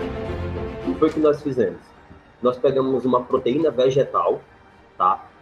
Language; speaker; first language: Portuguese; native; Portuguese